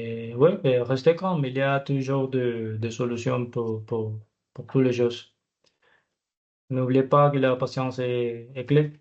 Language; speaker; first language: French; non-native, learner; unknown